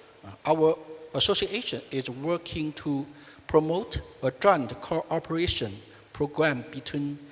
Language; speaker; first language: English; non-native, fluent; Chinese